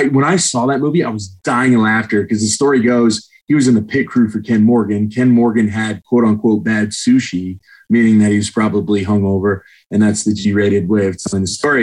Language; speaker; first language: English; native; English